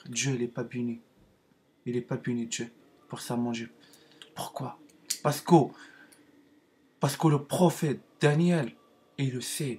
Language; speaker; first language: French; non-native, learner; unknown